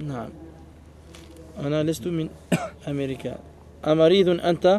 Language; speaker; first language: Arabic; non-native, fluent; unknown